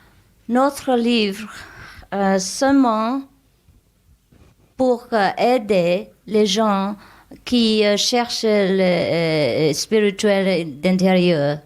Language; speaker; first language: French; non-native, learner; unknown